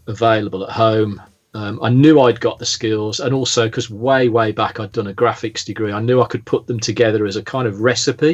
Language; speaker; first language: English; native; English